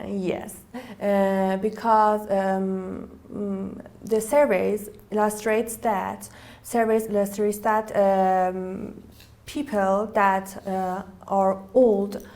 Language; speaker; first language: English; non-native, learner; Persian